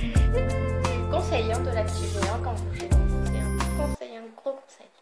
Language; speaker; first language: French; native; French